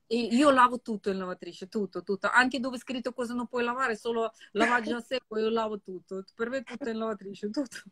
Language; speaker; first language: Italian; non-native, fluent; Russian